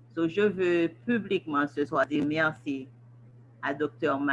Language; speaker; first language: French; native; French